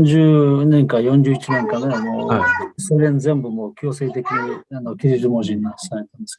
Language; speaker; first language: Japanese; non-native, fluent; Kyrgyz